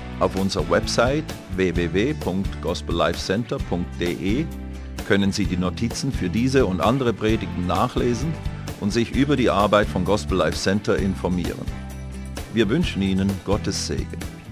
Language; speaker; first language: German; native; German